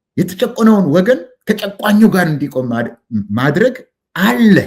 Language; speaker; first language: Amharic; non-native, local second language; Oromo